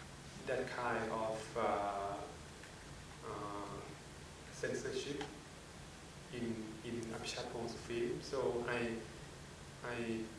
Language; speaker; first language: English; non-native, fluent; Thai